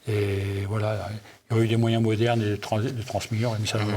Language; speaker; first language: French; native; French